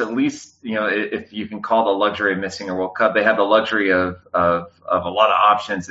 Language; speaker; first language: English; native; English